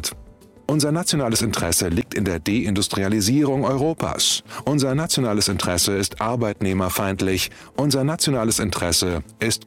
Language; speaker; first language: German; native; German